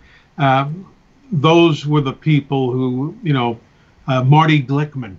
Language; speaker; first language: English; native; English